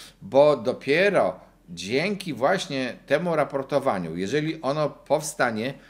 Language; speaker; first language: Polish; native; Polish